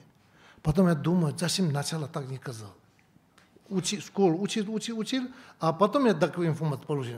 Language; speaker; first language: Russian; non-native, learner; Tibetan